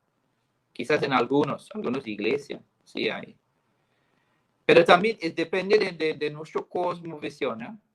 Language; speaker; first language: Spanish; non-native, fluent; English